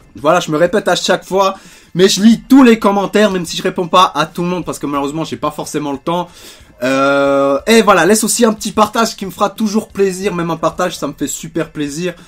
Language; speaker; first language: French; native; French